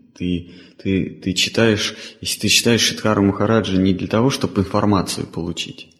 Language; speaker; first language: Russian; native; Russian